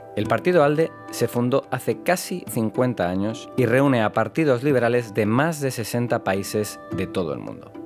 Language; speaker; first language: Spanish; native; Spanish